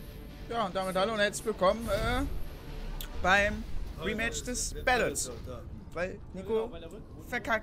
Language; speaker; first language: German; native; German